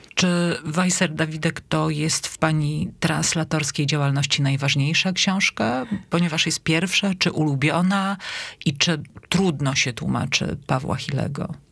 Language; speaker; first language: Polish; native; Polish